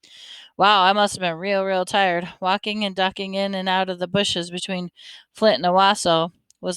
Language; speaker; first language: English; native; English